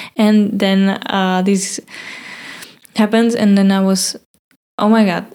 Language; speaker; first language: English; non-native, learner; Czech